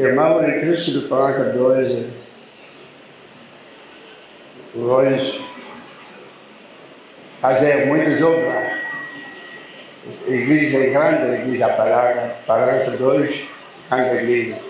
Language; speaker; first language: Portuguese; non-native, learner; Lingala